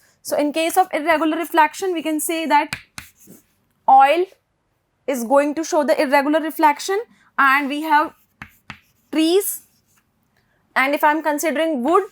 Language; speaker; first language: English; non-native, local second language; Hindi